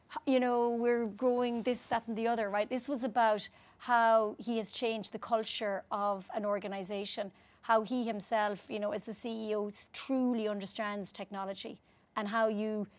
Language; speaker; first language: English; native; English